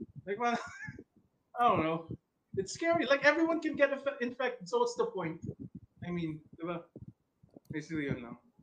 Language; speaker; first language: English; non-native, local second language; Filipino